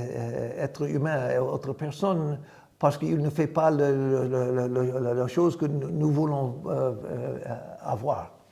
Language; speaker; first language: French; non-native, fluent; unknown